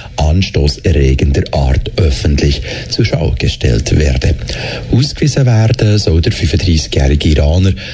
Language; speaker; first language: German; native; German